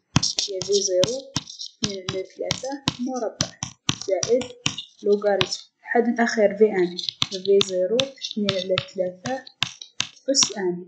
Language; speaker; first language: Arabic; native; Arabic